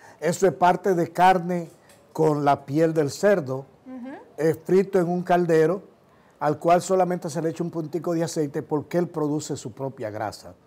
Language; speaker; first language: Spanish; native; Spanish